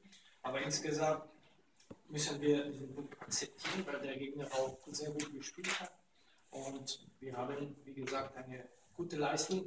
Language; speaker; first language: German; non-native, local second language; French